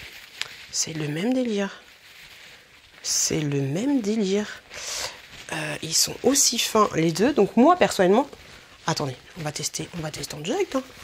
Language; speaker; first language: French; native; French